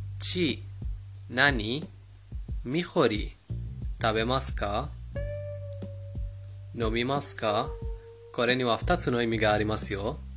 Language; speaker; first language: Japanese; non-native, learner; Persian